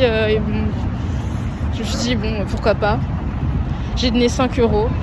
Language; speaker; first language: French; native; French